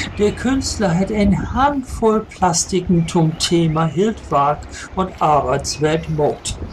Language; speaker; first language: German; native; German